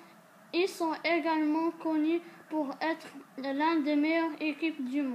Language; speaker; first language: French; non-native, learner; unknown